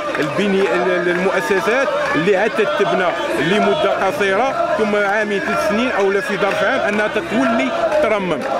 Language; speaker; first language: Arabic; native; Arabic